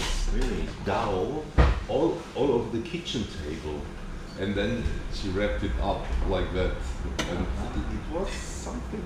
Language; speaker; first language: English; non-native, fluent; German